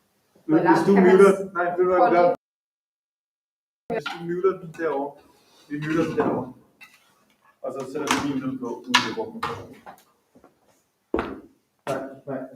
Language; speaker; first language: Danish; native; Danish